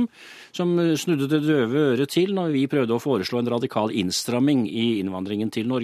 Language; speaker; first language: Norwegian; native; Norwegian